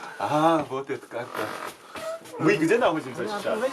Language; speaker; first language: Russian; non-native, fluent; Korean